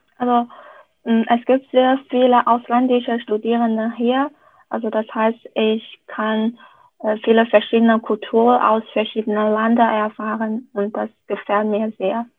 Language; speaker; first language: German; non-native, fluent; Chinese